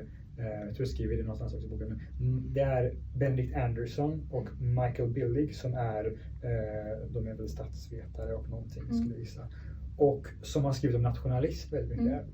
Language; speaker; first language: Swedish; early bilingual, other home language; Persian